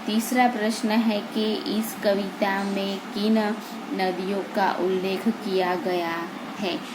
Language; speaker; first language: Hindi; non-native, local second language; Gujarati